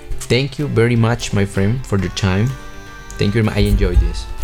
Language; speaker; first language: English; non-native, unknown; Spanish